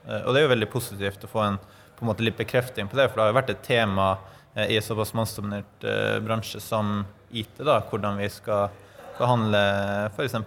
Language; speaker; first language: Norwegian; native; Norwegian